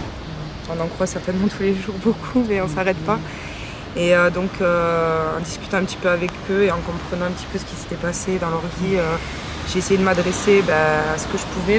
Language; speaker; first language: French; native; French